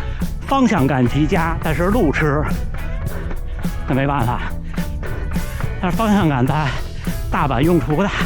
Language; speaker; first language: Chinese; native; Chinese